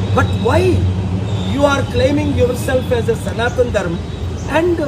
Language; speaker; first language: English; non-native, local second language; Telugu